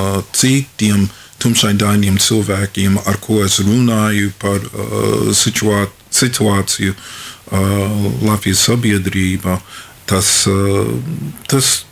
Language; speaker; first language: Latvian; non-native, fluent; English